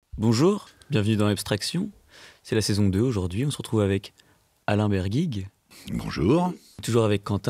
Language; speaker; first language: French; native; French